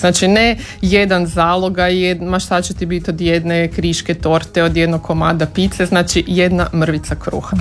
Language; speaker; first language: Serbian; native; Serbian